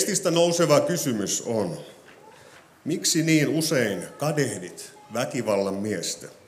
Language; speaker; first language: Finnish; native; Finnish